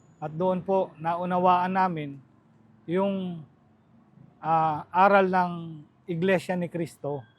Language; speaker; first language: Filipino; native; Filipino